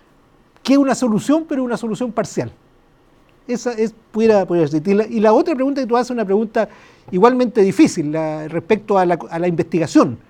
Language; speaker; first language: Spanish; native; Spanish